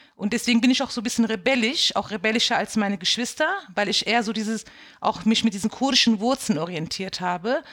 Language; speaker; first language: German; early bilingual, other home language; Kurdish